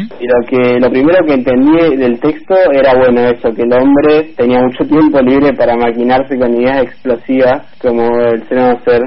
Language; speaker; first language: Spanish; native; Spanish